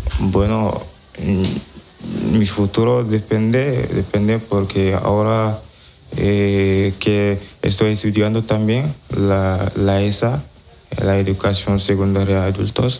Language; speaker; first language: Spanish; non-native, learner; Wolof